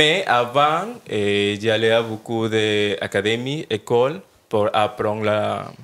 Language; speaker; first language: French; non-native, learner; Spanish